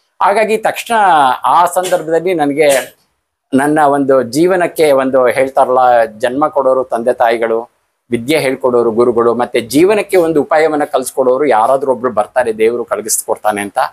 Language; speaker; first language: Kannada; native; Kannada